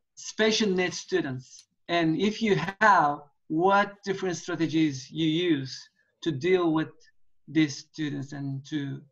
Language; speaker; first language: English; non-native, fluent; Turkish